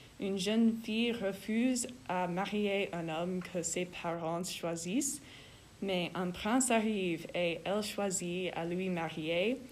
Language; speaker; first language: French; non-native, learner; English